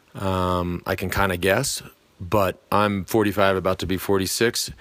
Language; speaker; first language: English; native; English